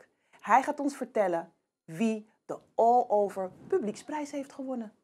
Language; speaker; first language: Dutch; native; Dutch